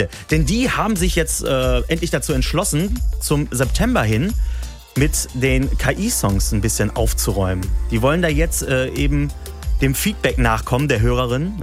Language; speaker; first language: German; native; German